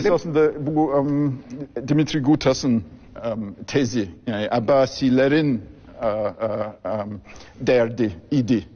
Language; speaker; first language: Turkish; non-native, fluent; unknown